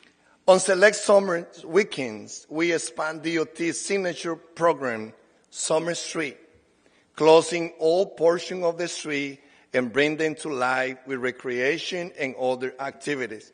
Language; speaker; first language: English; non-native, fluent; Spanish